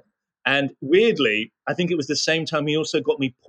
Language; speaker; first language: English; native; English